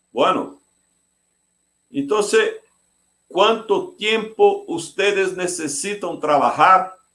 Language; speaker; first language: Spanish; non-native, fluent; Portuguese